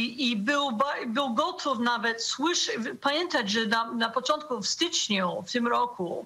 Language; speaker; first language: Polish; non-native, fluent; English